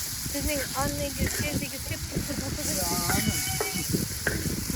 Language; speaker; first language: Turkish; non-native, learner; Russian